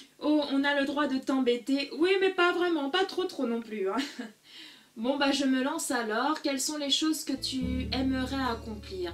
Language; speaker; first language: French; early bilingual, other home language; Portuguese